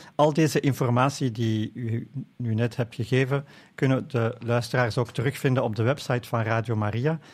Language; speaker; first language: Dutch; native; Dutch